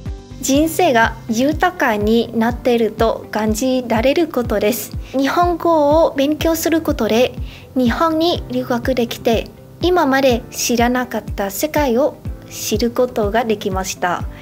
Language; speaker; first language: Japanese; non-native, fluent; Vietnamese